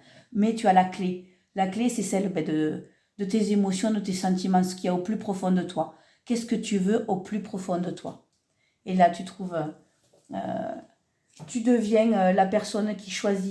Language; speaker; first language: French; native; French